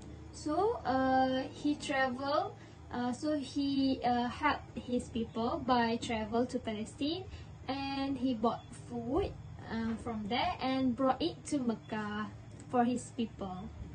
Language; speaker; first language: English; non-native, local second language; Malay